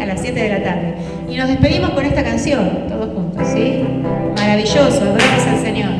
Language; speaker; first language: Spanish; native; Spanish